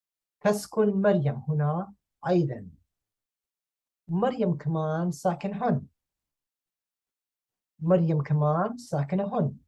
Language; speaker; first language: Arabic; non-native, fluent; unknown